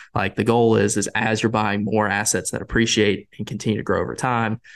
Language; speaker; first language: English; native; English